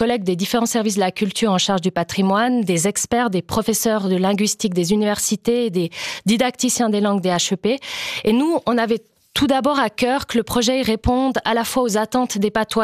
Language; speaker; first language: French; native; French